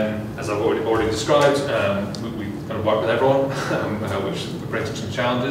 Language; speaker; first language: English; native; English